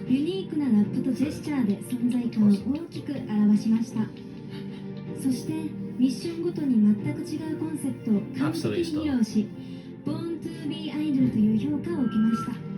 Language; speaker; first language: Japanese; native; Japanese